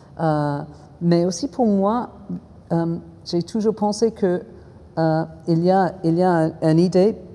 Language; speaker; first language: French; non-native, fluent; English